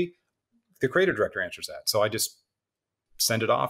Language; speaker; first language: English; native; English